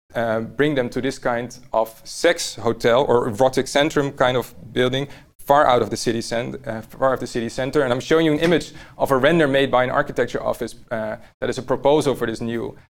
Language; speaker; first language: English; non-native, fluent; Dutch